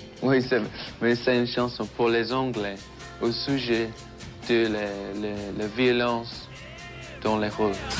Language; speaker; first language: French; non-native, learner; English